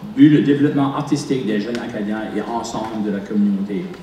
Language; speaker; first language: French; native; French